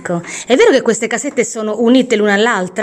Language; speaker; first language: Italian; native; Italian